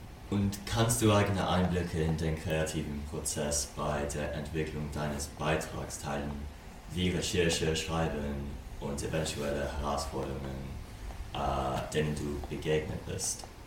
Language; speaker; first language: German; non-native, learner; English